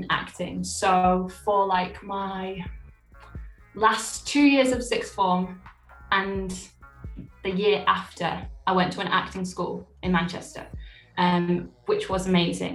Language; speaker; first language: English; native; English